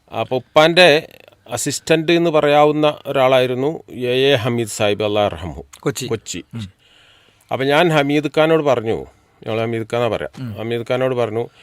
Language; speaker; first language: Malayalam; native; Malayalam